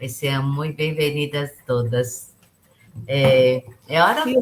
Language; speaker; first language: Spanish; non-native, local second language; Portuguese